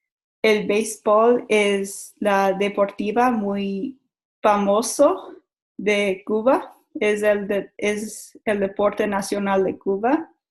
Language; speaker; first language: Spanish; non-native, learner; English